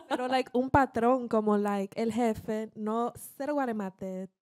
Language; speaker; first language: Spanish; early bilingual, heritage; Spanish